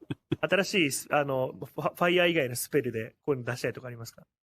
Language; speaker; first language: Japanese; native; Japanese